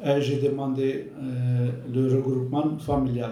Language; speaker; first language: French; non-native, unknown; Turkish